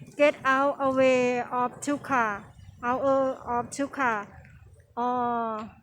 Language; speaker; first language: English; non-native, learner; Thai